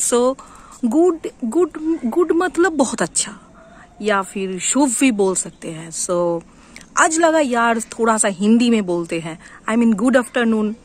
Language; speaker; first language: Hindi; non-native, local second language; Bangla